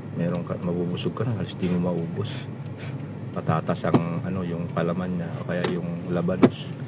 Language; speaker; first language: Filipino; non-native, local second language; Pampanga